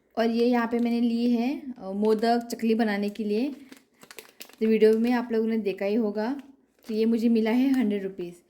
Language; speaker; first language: Hindi; non-native, local second language; Konkani